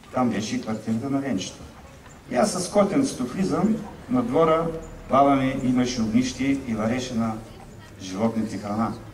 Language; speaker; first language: Bulgarian; native; Bulgarian